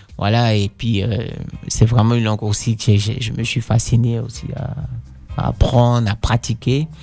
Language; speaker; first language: French; non-native, fluent; Dutch